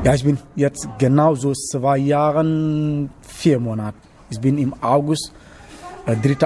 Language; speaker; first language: German; non-native, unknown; Wolof